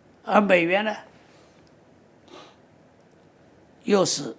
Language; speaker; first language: Chinese; native; Chinese